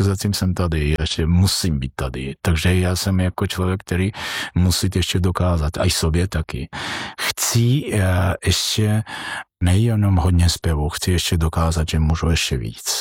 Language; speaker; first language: Czech; non-native, learner; Georgian